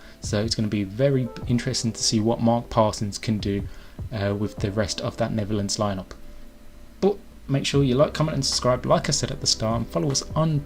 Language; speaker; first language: English; native; English